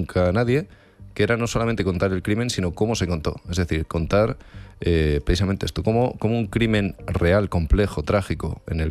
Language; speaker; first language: Spanish; native; Spanish